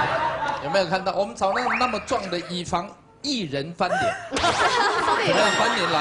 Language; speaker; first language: Chinese; native; Chinese